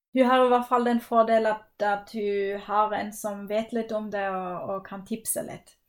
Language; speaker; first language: Norwegian; non-native, fluent; German